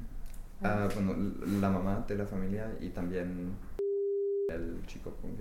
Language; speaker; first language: Spanish; non-native, fluent; English